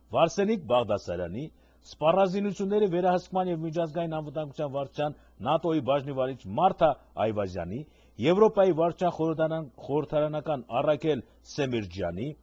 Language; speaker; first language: Armenian; native; Armenian